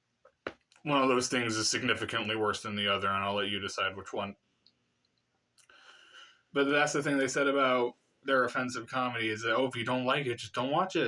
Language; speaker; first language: English; native; English